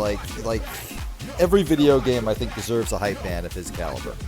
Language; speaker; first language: English; native; English